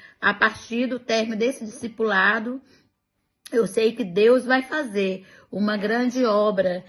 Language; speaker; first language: Portuguese; native; Portuguese